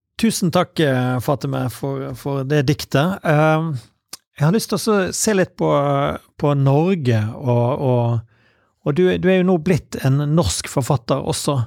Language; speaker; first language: Norwegian; native; Norwegian